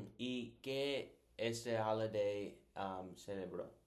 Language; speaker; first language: Spanish; non-native, learner; English